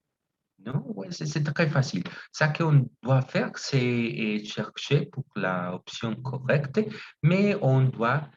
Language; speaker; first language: French; non-native, fluent; Spanish